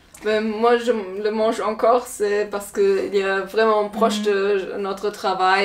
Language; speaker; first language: French; non-native, learner; German